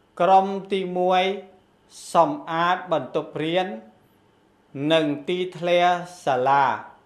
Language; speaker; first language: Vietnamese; non-native, local second language; Khmer